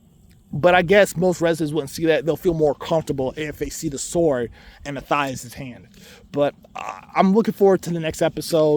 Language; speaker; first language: English; native; English